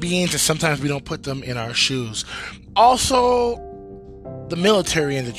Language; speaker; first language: English; native; English